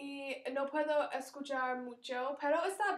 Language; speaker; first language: Spanish; non-native, learner; English